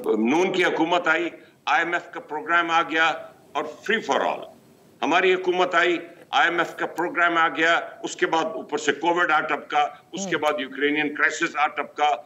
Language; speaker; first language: Urdu; early bilingual, heritage; Urdu